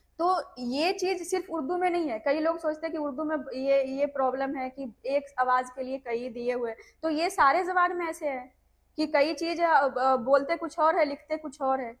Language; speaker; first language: Hindi; non-native, local second language; Punjabi